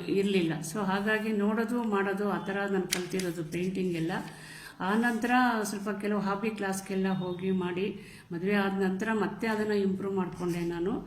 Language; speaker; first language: Kannada; native; Kannada